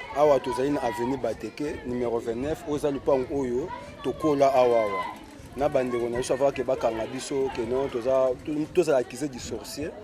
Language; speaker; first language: Lingala; native; Lingala